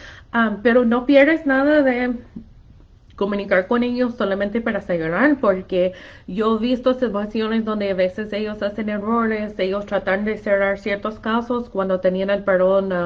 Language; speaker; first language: Spanish; non-native, fluent; English